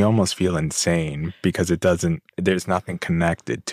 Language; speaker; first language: English; native; English